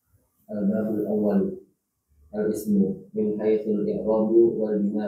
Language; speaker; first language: Arabic; non-native, learner; Indonesian